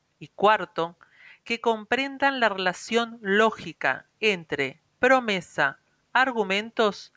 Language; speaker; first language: Spanish; native; Spanish